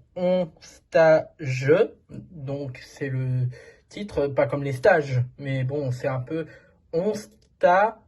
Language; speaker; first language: French; native; French